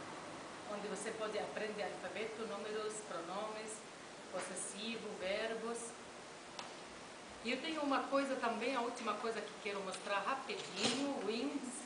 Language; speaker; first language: Portuguese; non-native, fluent; Arabic